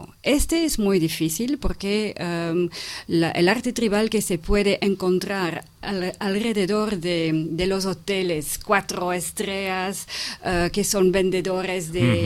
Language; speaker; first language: Spanish; non-native, fluent; French